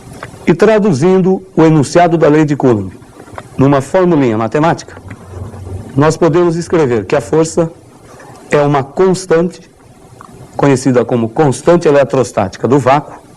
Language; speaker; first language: Portuguese; native; Portuguese